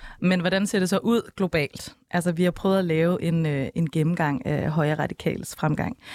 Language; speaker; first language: Danish; native; Danish